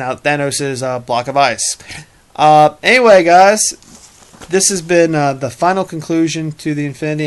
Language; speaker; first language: English; native; English